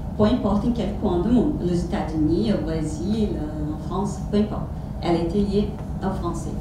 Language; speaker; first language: French; non-native, fluent; Portuguese